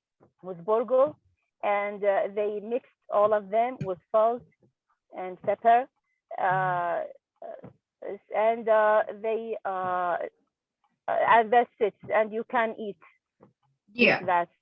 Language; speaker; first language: English; non-native, learner; Arabic